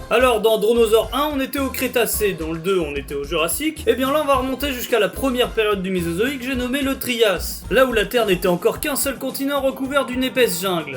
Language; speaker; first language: French; native; French